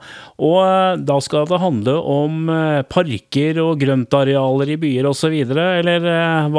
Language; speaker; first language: Norwegian; native; Norwegian